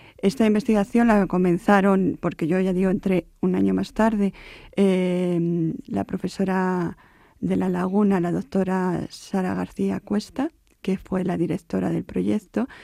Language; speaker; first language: Spanish; native; Spanish